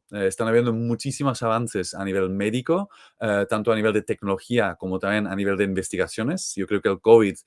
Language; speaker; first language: Spanish; non-native, fluent; Dutch